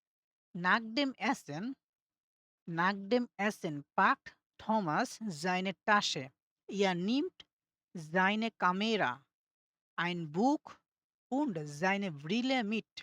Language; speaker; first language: German; non-native, learner; Bangla